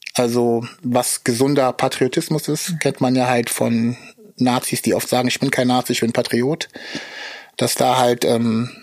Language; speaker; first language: German; early bilingual, other home language; Russian